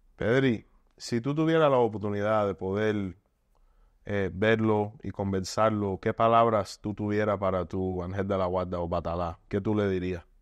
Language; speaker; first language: Spanish; early bilingual, heritage; Spanish